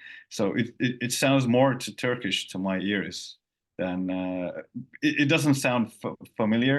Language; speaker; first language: English; non-native, fluent; Finnish